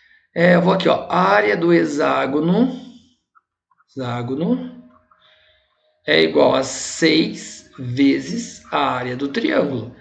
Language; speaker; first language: Portuguese; native; Portuguese